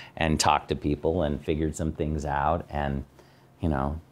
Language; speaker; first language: English; native; English